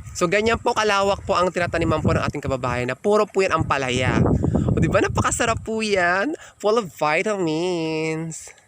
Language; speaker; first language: Filipino; native; Filipino